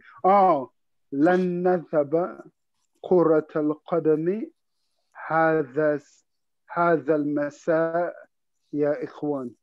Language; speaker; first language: Arabic; non-native, learner; English